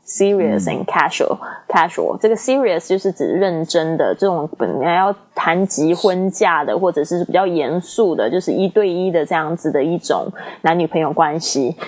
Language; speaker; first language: Chinese; native; Chinese